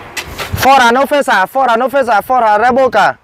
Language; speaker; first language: Portuguese; non-native, learner; Vietnamese